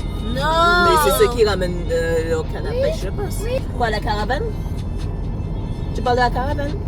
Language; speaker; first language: French; native; French